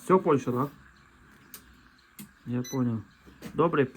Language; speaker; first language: Polish; non-native, learner; Ukrainian